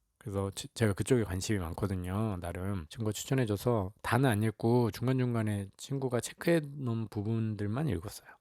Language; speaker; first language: Korean; native; Korean